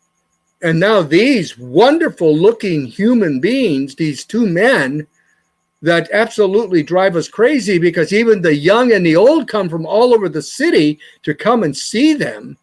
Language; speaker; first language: English; native; English